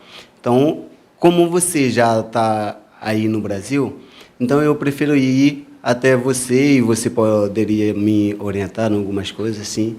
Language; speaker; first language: Portuguese; non-native, fluent; Haitian Creole